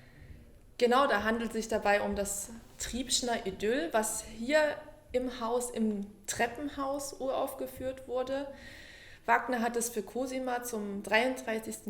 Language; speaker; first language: German; native; German